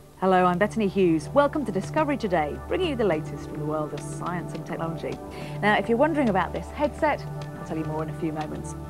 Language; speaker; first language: English; native; English